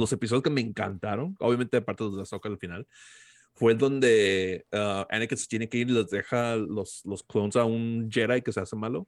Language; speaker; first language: Spanish; early bilingual, heritage; Spanish